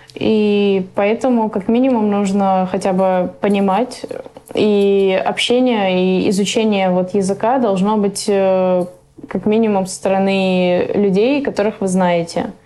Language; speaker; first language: Russian; early bilingual, other home language; Persian